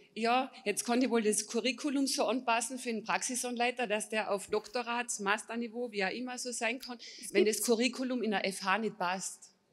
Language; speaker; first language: German; non-native, fluent; Polish